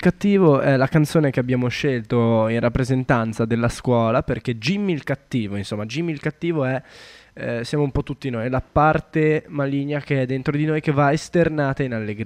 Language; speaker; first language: Italian; native; Italian